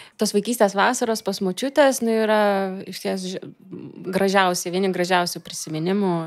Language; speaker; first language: Lithuanian; non-native, local second language; Russian